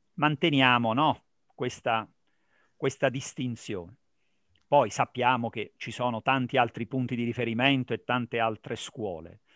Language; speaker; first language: Italian; native; Italian